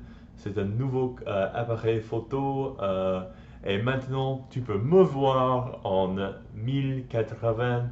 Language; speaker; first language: French; non-native, learner; English